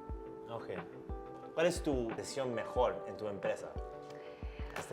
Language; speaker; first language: Spanish; non-native, learner; English